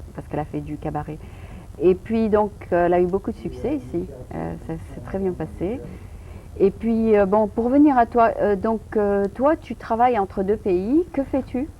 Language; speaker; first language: French; native; French